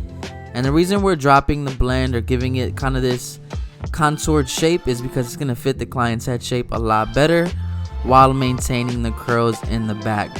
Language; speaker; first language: English; native; English